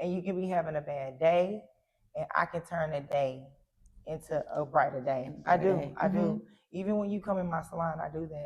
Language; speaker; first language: English; native; English